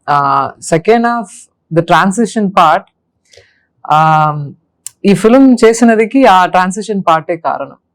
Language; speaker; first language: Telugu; non-native, learner; Tamil